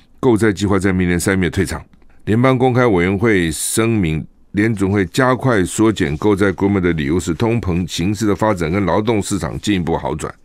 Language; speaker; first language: Chinese; native; Chinese